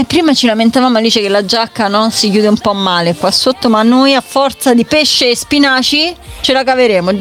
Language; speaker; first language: Italian; native; Italian